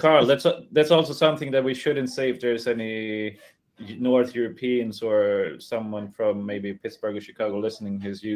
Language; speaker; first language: English; non-native, fluent; Swedish